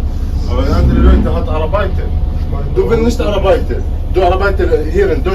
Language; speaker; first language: German; non-native, learner; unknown